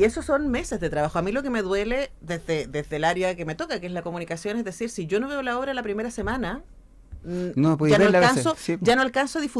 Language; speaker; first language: Spanish; native; Spanish